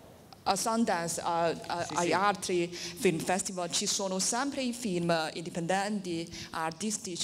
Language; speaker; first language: Italian; non-native, learner; Chinese